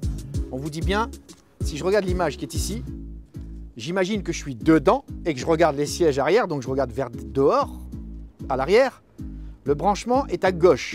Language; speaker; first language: French; native; French